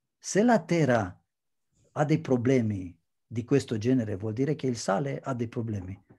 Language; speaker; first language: Italian; non-native, fluent; Romanian